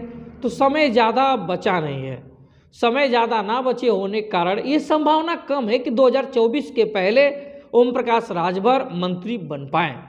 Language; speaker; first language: Hindi; native; Hindi